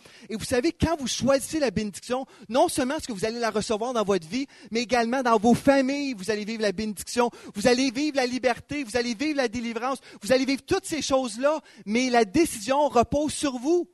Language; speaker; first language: French; native; French